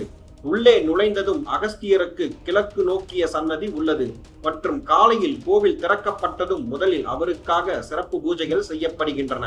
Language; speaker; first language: Tamil; native; Tamil